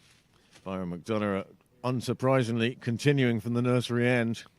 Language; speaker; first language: English; native; English